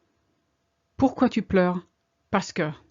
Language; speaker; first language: French; non-native, fluent; English